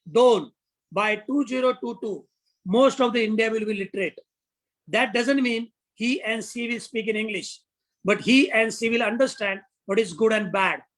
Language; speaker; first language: English; non-native, local second language; Marathi